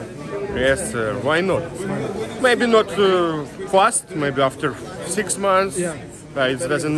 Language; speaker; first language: English; non-native, learner; Ukrainian